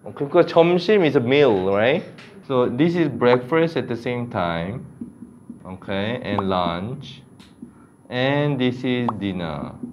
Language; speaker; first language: English; non-native, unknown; Korean